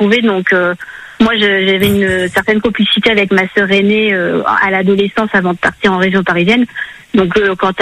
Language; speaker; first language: French; native; French